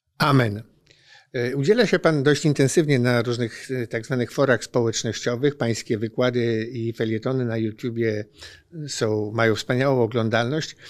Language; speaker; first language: Polish; native; Polish